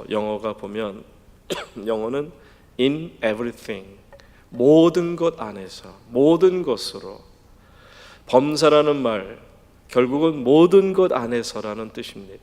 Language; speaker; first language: Korean; native; Korean